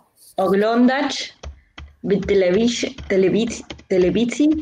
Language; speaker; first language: Polish; non-native, learner; Spanish